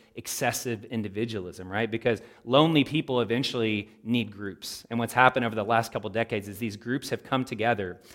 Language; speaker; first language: English; native; English